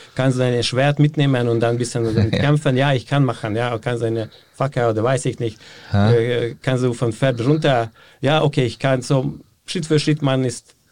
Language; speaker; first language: German; non-native, fluent; Hungarian